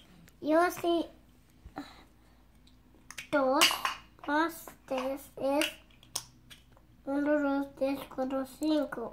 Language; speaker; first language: Spanish; early bilingual, heritage; Spanish